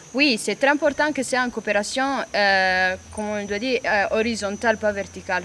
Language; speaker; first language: French; non-native, learner; Italian